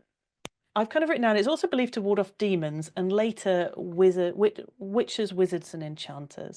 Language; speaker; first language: English; native; English